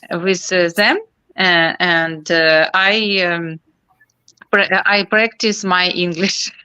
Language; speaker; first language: English; non-native, learner; Ukrainian